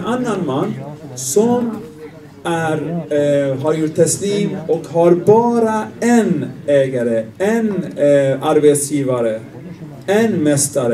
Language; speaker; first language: Swedish; non-native, fluent; Arabic